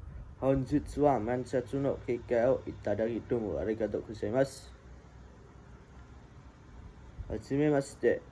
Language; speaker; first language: Japanese; non-native, learner; Indonesian